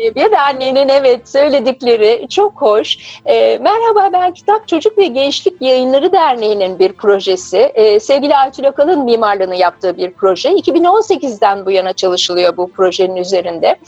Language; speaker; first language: Turkish; native; Turkish